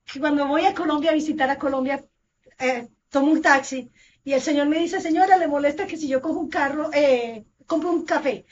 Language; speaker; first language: Spanish; native; Spanish